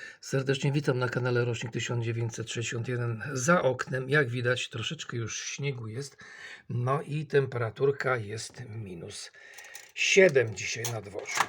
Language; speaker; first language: Polish; native; Polish